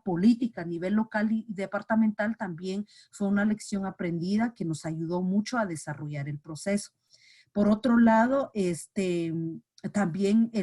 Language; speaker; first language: Spanish; native; Spanish